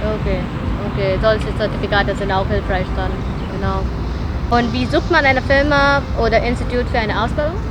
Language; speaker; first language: German; non-native, fluent; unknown